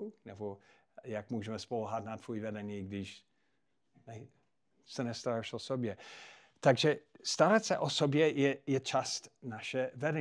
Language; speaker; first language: Czech; non-native, fluent; English